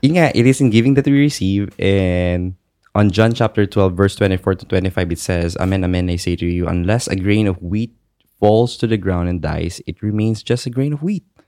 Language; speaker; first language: English; non-native, local second language; Filipino